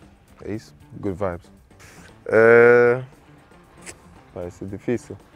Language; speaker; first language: Portuguese; non-native, learner; English